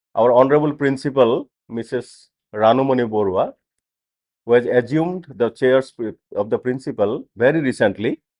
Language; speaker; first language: English; non-native, local second language; Assamese